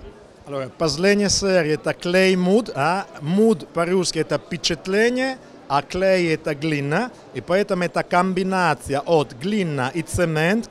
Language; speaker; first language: Russian; non-native, learner; Italian